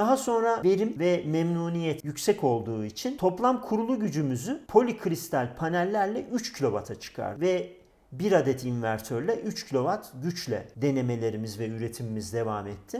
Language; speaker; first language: Turkish; native; Turkish